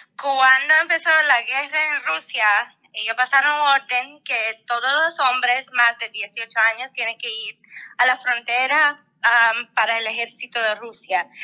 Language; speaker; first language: Spanish; non-native, fluent; Russian